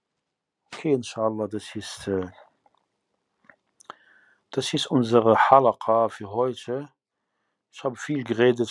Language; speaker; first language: German; non-native, fluent; Arabic